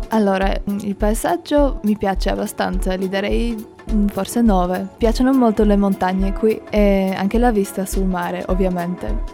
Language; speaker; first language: Italian; non-native, learner; Slovak